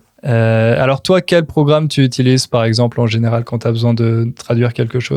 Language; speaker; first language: French; native; French